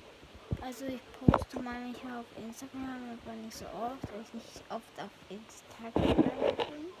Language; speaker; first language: German; early bilingual, heritage; German